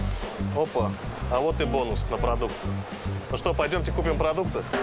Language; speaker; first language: Russian; native; Russian